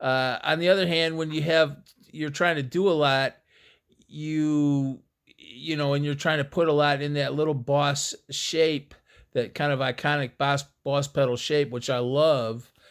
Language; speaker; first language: English; native; English